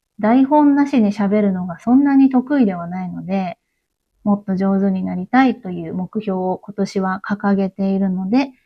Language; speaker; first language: Japanese; native; Japanese